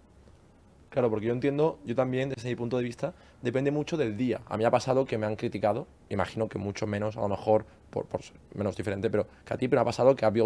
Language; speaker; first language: Spanish; native; Spanish